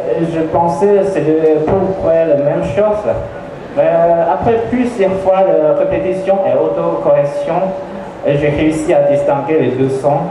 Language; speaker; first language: French; non-native, learner; Chinese